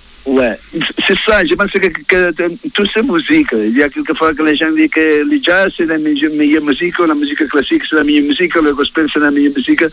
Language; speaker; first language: French; non-native, learner; Spanish